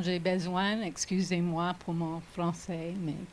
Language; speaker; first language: French; non-native, learner; English